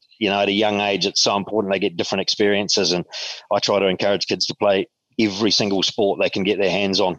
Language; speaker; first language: English; native; English